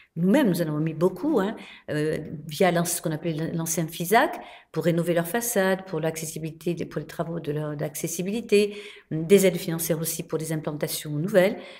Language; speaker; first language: French; native; French